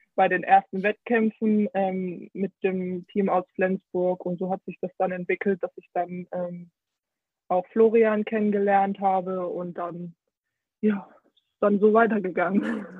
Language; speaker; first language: German; early bilingual, heritage; Danish